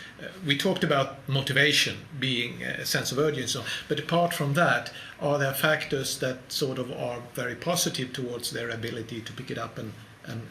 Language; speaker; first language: English; non-native, fluent; Swedish